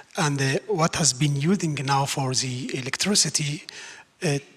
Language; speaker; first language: English; non-native, fluent; Arabic